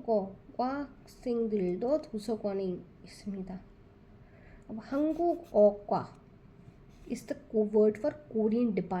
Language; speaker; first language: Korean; non-native, fluent; Hindi